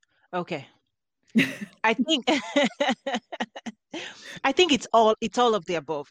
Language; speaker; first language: English; non-native, local second language; Yoruba